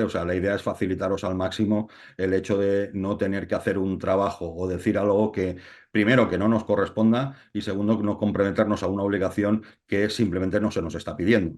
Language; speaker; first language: Spanish; native; Spanish